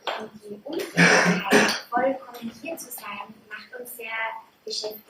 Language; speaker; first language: German; native; German